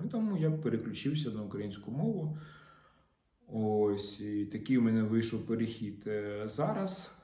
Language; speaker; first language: Ukrainian; non-native, local second language; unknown